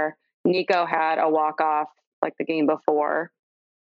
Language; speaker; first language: English; native; English